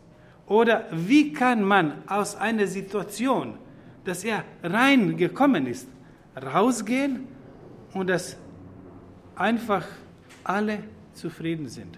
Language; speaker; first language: German; non-native, fluent; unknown